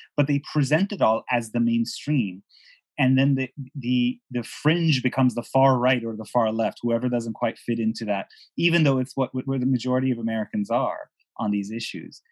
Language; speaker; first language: English; non-native, fluent; Persian